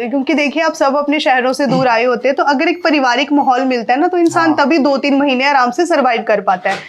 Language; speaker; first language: Hindi; native; Hindi